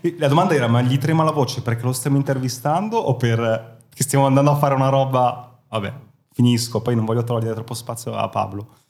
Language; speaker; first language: Italian; native; Italian